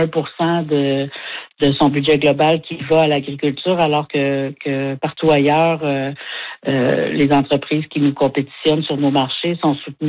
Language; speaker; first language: French; native; French